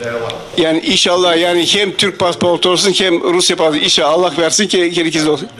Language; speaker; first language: Turkish; non-native, fluent; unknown